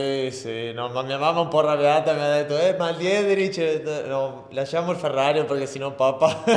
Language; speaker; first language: Italian; non-native, learner; Spanish